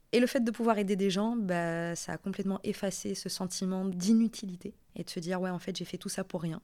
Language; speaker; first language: French; non-native, local second language; Arabic